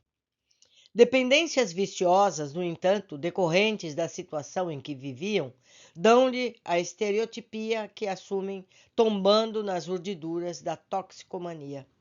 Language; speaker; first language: Portuguese; native; Portuguese